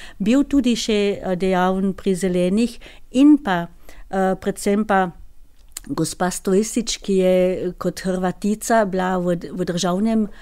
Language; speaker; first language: Slovenian; native; Slovenian